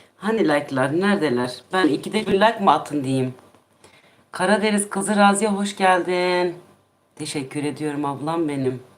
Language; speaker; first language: Turkish; non-native, local second language; Kurdish